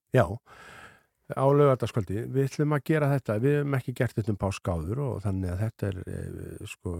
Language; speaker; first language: Icelandic; native; Icelandic